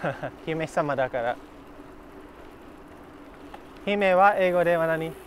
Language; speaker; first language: Japanese; non-native, learner; English